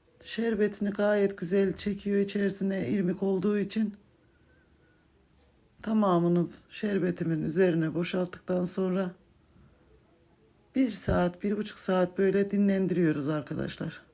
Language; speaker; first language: Turkish; native; Turkish